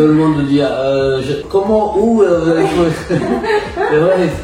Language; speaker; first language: French; non-native, fluent; Japanese